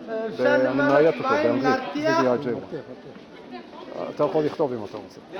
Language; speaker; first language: Hebrew; non-native, fluent; English